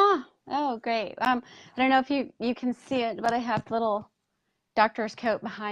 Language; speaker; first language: English; native; English